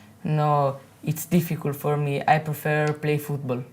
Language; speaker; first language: English; non-native, learner; Italian